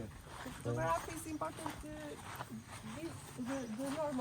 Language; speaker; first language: English; non-native, learner; Portuguese